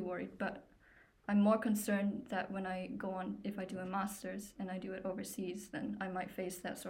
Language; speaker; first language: English; native; English